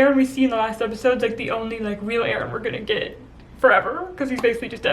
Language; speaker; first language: English; native; English